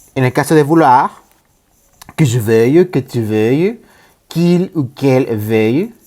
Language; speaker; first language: French; non-native, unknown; Spanish